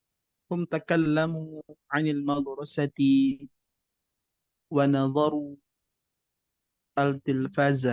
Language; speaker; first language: Arabic; non-native, learner; Indonesian